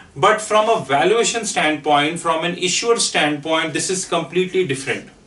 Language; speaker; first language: English; non-native, local second language; Hindi